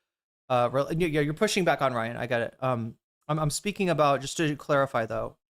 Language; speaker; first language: English; native; English